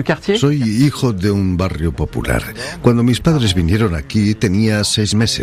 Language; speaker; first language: Spanish; native; Spanish